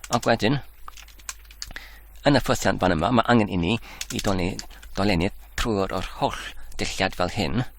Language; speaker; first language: Welsh; non-native, learner; Dutch